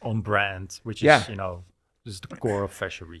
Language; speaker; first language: English; non-native, fluent; Dutch